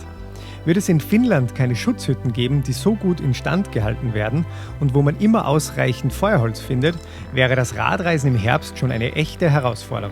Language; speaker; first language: German; native; German